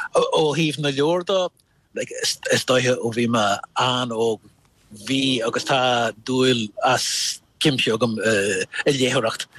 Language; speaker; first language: Irish; non-native, local second language; English